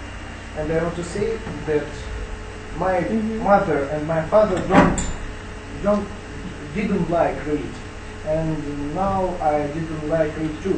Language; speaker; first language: English; non-native, learner; Russian